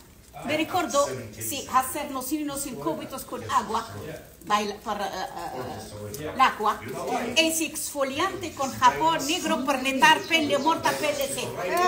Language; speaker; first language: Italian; non-native, learner; Arabic